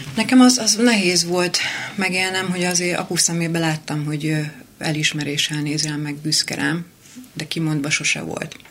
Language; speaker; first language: Hungarian; native; Hungarian